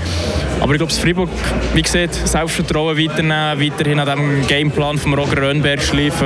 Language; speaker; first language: German; native; German